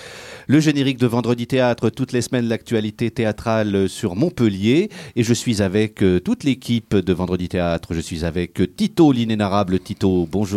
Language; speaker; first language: French; native; French